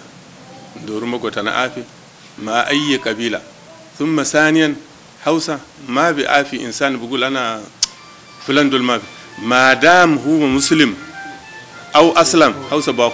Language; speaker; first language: Arabic; non-native, local second language; Hausa